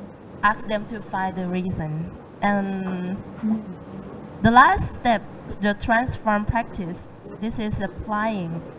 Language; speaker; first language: English; non-native, learner; Thai